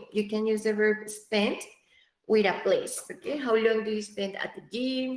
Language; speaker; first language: English; non-native, fluent; Spanish